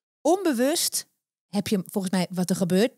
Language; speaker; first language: Dutch; native; Dutch